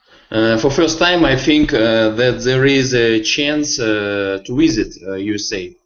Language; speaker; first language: English; non-native, learner; Russian